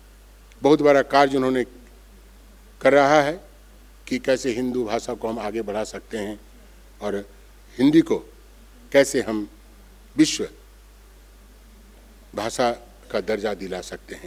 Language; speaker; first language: Hindi; non-native, local second language; Bangla